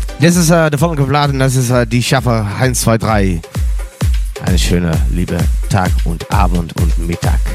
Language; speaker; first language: German; non-native, learner; Dutch